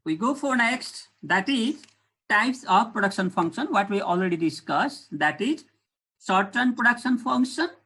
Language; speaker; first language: English; non-native, local second language; Nepali